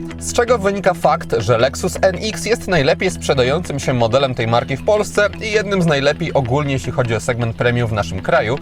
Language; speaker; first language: Polish; native; Polish